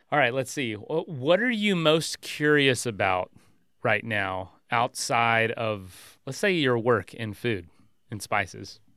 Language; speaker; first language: English; native; English